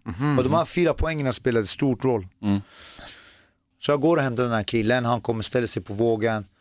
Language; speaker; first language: Swedish; early bilingual, other home language; Persian